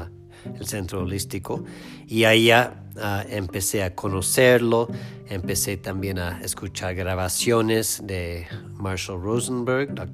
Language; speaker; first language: Spanish; non-native, fluent; English